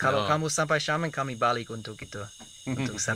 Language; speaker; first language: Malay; non-native, learner; English